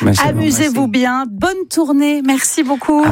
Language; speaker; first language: French; native; French